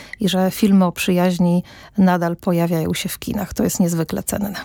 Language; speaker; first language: Polish; native; Polish